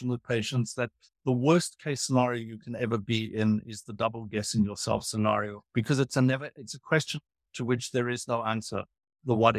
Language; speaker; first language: English; native; English